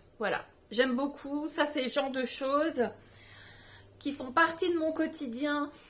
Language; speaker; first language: French; native; French